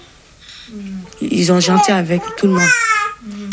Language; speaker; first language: French; non-native, learner; Bambara